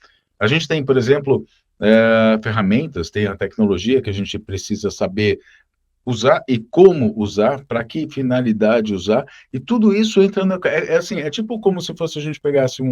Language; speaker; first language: Portuguese; native; Portuguese